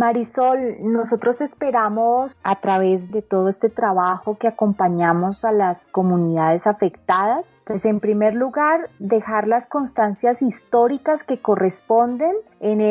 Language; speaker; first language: Spanish; native; Spanish